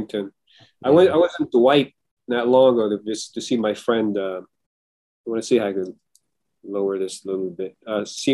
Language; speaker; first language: English; early bilingual, other home language; Filipino